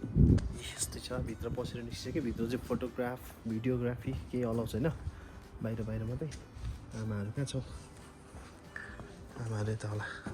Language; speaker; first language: Nepali; non-native, local second language; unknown